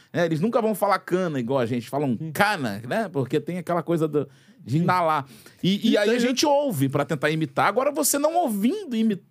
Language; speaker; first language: Portuguese; native; Portuguese